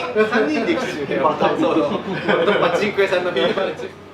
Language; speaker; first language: Japanese; native; Japanese